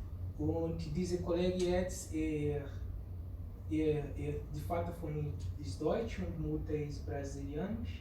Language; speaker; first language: German; non-native, learner; Portuguese